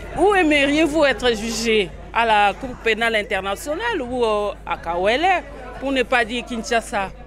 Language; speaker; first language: French; non-native, local second language; Lingala